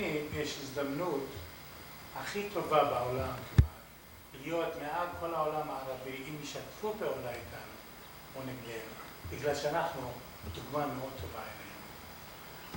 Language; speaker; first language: Hebrew; early bilingual, other home language; Arabic